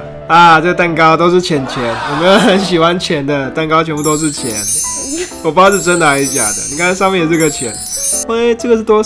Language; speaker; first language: Chinese; native; Chinese